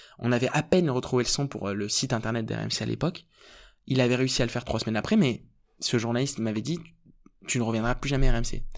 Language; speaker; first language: French; early bilingual, other home language; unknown